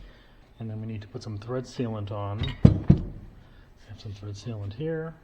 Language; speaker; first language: English; native; English